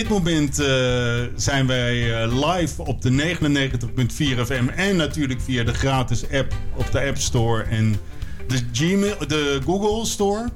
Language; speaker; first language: Dutch; native; Dutch